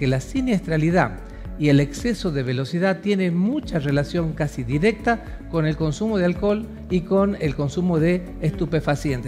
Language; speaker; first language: Spanish; native; Spanish